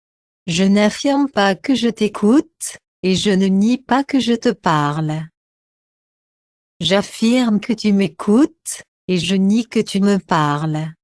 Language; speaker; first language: French; non-native, fluent; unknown